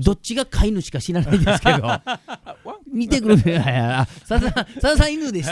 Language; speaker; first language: Japanese; native; Japanese